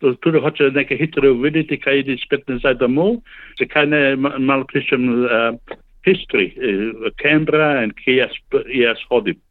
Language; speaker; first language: Slovenian; early bilingual, heritage; Slovenian